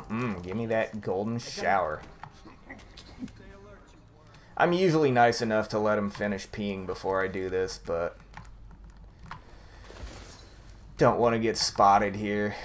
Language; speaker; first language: English; native; English